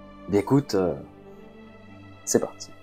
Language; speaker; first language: French; native; French